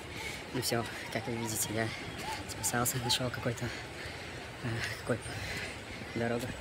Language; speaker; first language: Russian; non-native, learner; Latvian